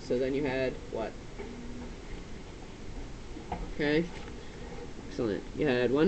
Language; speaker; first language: English; native; English